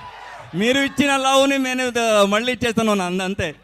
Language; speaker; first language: Telugu; non-native, learner; Kannada